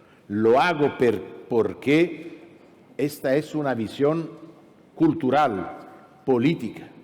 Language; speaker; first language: Spanish; non-native, fluent; Italian